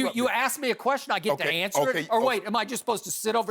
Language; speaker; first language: English; native; English